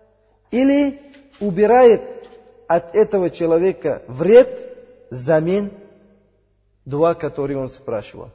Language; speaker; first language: Russian; non-native, learner; Uzbek